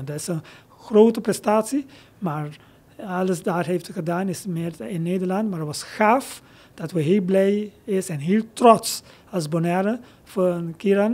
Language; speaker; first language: Dutch; non-native, local second language; Papiamento